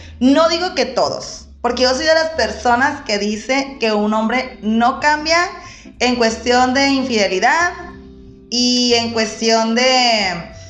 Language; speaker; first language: Spanish; native; Spanish